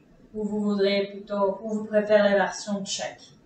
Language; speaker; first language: French; non-native, fluent; Czech